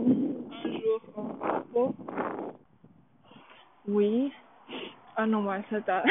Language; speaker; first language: French; non-native, learner; English